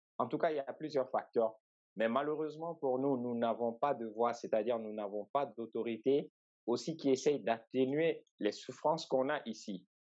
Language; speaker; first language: French; non-native, local second language; Bambara